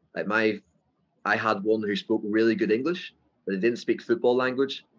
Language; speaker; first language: English; native; English